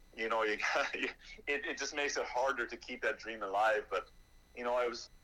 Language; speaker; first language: English; native; English